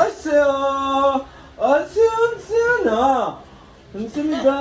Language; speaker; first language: Korean; non-native, learner; Filipino